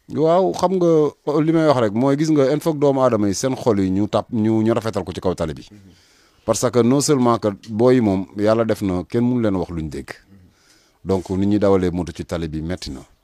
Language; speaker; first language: Wolof; native; Wolof